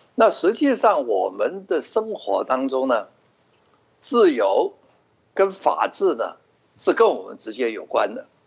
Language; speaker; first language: Chinese; non-native, local second language; Cantonese